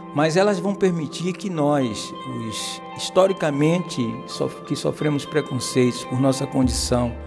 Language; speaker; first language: Portuguese; native; Portuguese